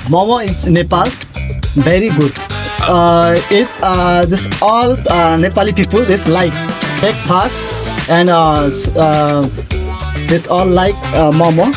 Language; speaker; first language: English; non-native, learner; Nepali